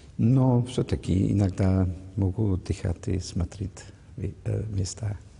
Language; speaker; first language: Russian; non-native, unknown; German